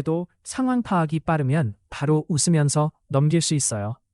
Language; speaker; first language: Korean; non-native, fluent; Chinese